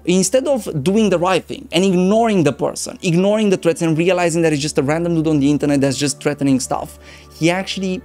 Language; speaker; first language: English; non-native, fluent; Romanian